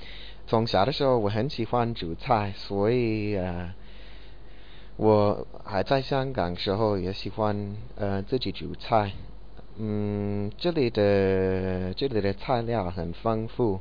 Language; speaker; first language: Chinese; non-native, learner; English